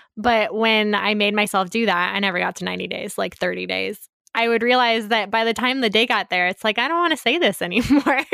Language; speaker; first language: English; native; English